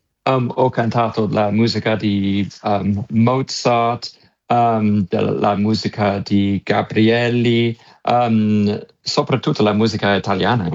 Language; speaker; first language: Italian; non-native, fluent; English